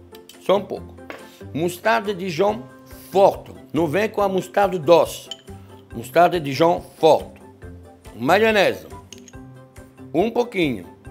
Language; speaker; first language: Portuguese; non-native, fluent; French